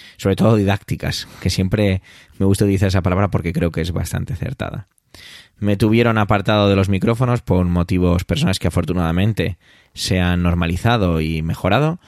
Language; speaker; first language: Spanish; native; Spanish